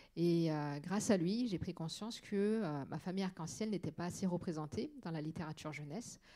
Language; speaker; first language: French; native; French